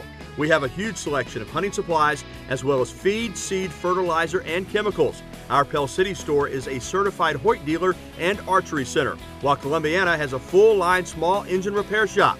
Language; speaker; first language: English; native; English